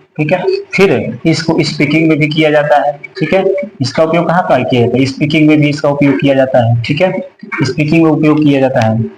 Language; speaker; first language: Hindi; native; Hindi